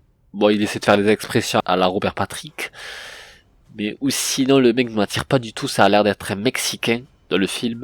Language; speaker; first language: French; native; French